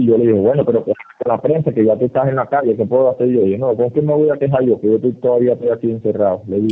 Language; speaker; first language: Spanish; native; Spanish